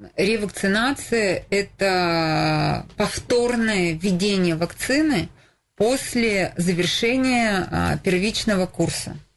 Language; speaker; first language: Russian; native; Russian